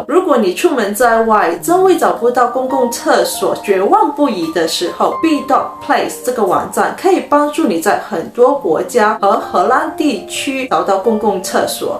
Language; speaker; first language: Chinese; native; Chinese